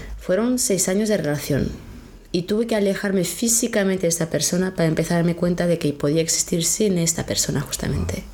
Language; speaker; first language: Spanish; non-native, fluent; French